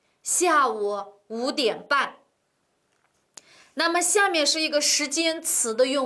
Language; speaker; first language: Chinese; non-native, local second language; Uyghur